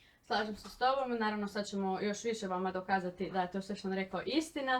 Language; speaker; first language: Croatian; native; Croatian